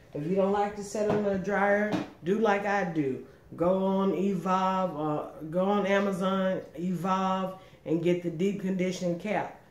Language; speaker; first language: English; native; English